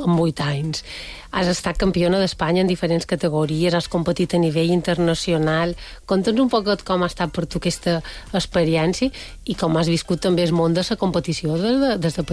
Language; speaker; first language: Catalan; native; Catalan